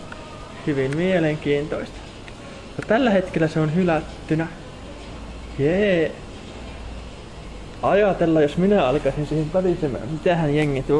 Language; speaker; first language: Finnish; native; Finnish